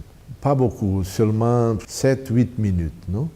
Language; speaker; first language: French; non-native, fluent; Portuguese